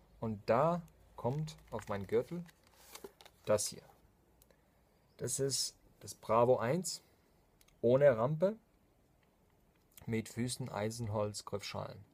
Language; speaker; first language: German; non-native, fluent; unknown